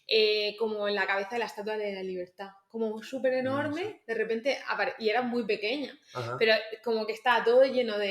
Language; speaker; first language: Spanish; native; Spanish